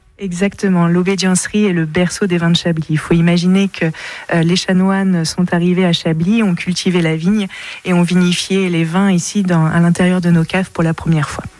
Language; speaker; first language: French; native; French